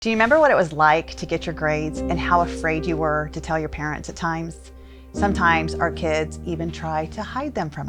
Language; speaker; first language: English; native; English